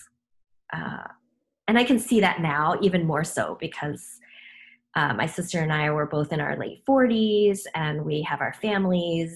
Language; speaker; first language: English; early bilingual, other home language; Korean